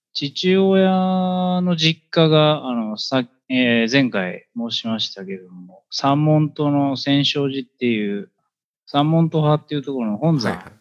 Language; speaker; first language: Japanese; native; Japanese